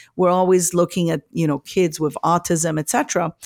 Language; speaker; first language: English; early bilingual, other home language; French